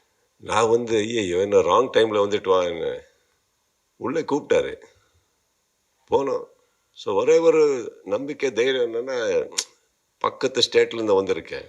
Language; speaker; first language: Tamil; non-native, learner; Kannada